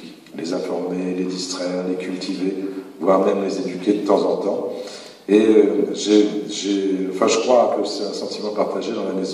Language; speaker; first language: French; native; French